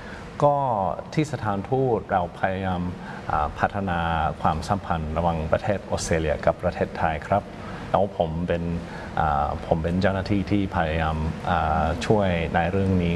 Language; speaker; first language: Thai; non-native, fluent; English